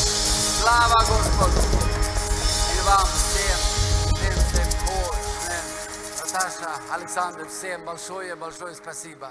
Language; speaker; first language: Russian; non-native, fluent; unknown